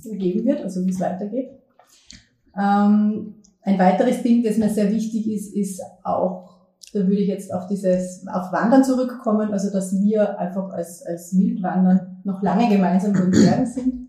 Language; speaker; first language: German; native; German